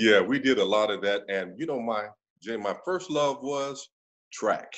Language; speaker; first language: English; native; English